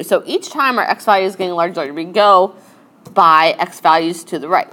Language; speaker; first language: English; native; English